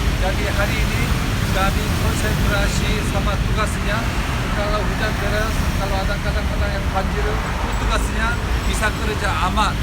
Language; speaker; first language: Indonesian; non-native, learner; Korean